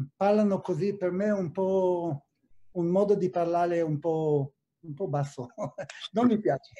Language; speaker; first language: Italian; non-native, fluent; Hebrew